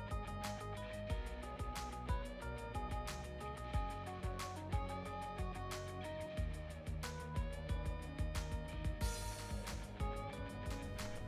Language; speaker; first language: English; non-native, fluent; Spanish